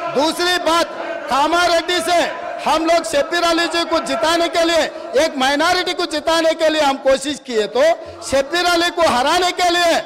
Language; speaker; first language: Hindi; non-native, local second language; Telugu